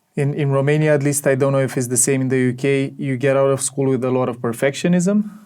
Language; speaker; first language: English; non-native, fluent; Romanian